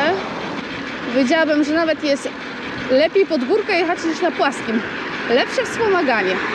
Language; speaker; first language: Polish; native; Polish